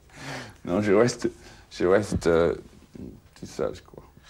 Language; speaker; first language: French; non-native, fluent; English